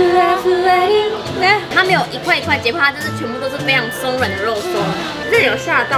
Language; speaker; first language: Chinese; native; Chinese